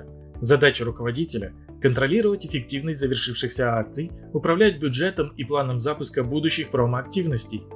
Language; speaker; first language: Russian; native; Russian